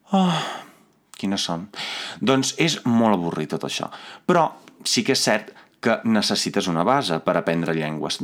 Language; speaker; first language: Catalan; non-native, fluent; Italian